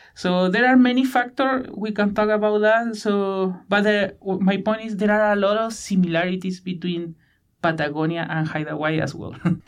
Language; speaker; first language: English; non-native, learner; Spanish